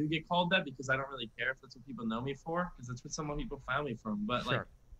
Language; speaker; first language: English; native; English